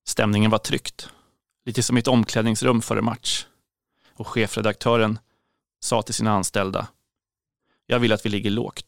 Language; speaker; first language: Swedish; native; Swedish